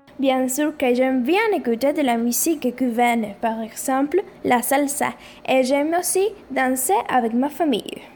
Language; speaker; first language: French; non-native, fluent; Spanish